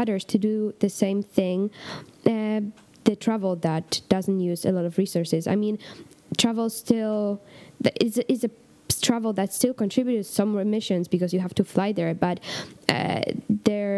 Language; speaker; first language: English; non-native, fluent; Polish